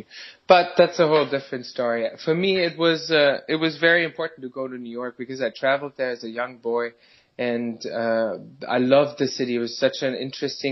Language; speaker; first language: English; non-native, fluent; German